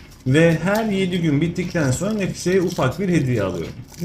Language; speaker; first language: Turkish; native; Turkish